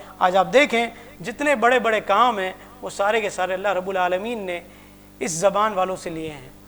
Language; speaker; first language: Urdu; non-native, local second language; Punjabi